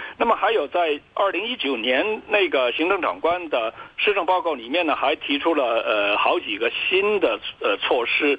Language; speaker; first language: Chinese; non-native, local second language; Cantonese